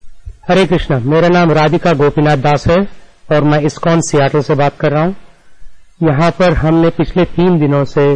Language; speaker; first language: Hindi; native; Hindi